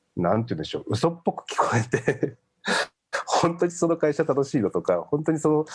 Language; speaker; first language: Japanese; native; Japanese